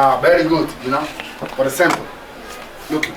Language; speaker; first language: English; non-native, learner; Spanish